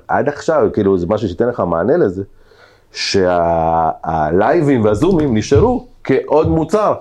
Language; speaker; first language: Hebrew; early bilingual, other home language; Spanish